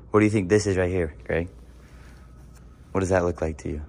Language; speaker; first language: English; native; English